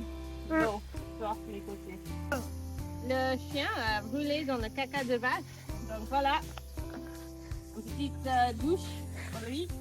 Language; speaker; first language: French; non-native, fluent; English